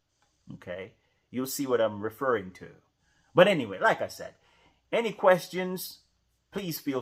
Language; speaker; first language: English; native; English